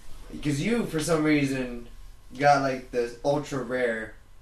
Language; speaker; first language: English; native; English